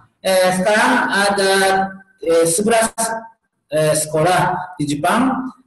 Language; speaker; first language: Indonesian; non-native, learner; Japanese